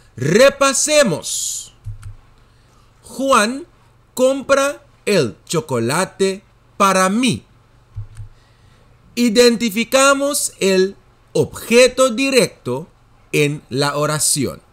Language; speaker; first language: Spanish; non-native, fluent; Dutch